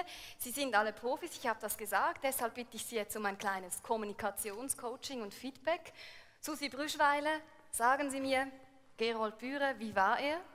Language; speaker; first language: German; native; German